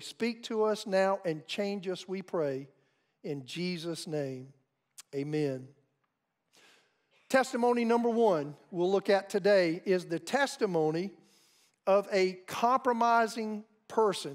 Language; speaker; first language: English; native; English